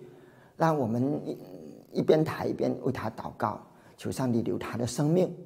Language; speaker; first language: Chinese; native; Chinese